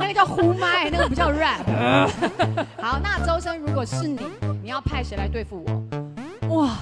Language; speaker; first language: Chinese; native; Chinese